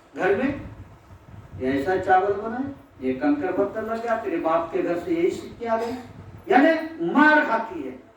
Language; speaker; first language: Hindi; non-native, local second language; Marathi